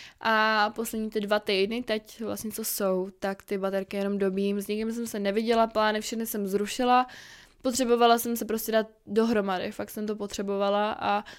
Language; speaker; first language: Czech; native; Czech